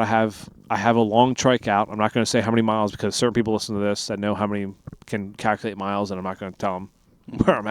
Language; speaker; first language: English; native; English